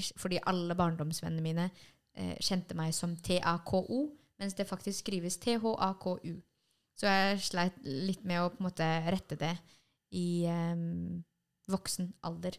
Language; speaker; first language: Norwegian; early bilingual, other home language; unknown